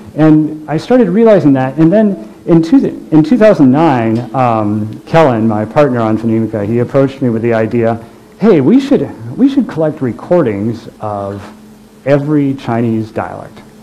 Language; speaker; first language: English; native; English